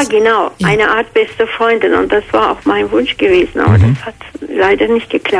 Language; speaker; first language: German; non-native, fluent; Georgian